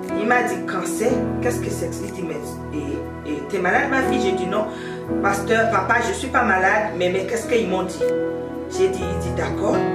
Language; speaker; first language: French; non-native, local second language; Haitian Creole